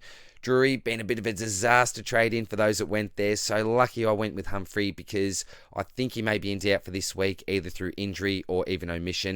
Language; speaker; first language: English; native; English